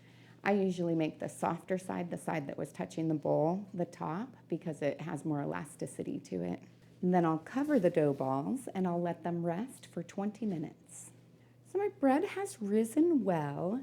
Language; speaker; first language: English; native; English